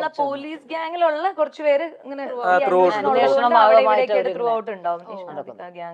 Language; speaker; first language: Malayalam; native; Malayalam